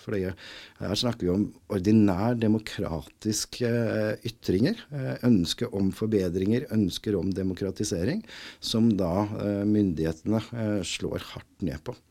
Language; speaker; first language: Norwegian; native; Norwegian